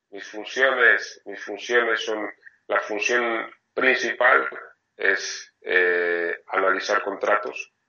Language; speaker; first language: Spanish; non-native, fluent; French